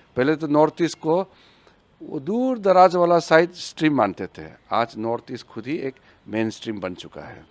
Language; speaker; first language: Hindi; non-native, local second language; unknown